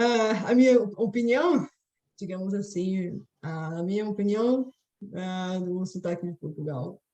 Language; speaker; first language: Portuguese; non-native, fluent; Bulgarian